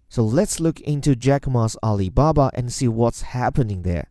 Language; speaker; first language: English; non-native, fluent; Chinese